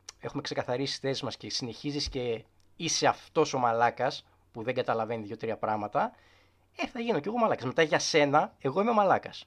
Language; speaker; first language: Greek; native; Greek